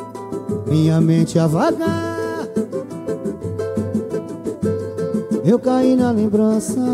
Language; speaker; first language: Portuguese; native; Portuguese